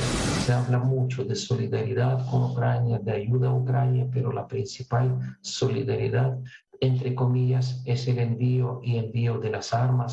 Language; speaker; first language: Spanish; non-native, fluent; Russian